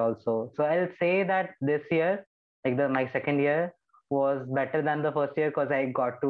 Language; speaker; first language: English; non-native, local second language; Hindi